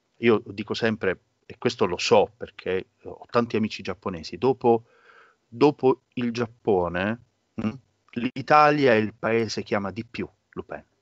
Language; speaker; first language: Italian; native; Italian